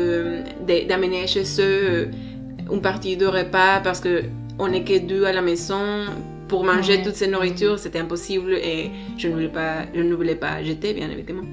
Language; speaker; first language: French; non-native, learner; Spanish